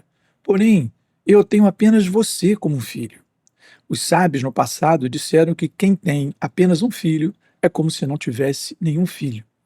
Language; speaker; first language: Portuguese; native; Portuguese